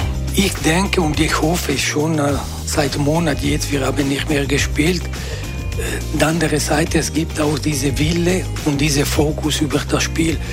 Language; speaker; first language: German; non-native, local second language; Italian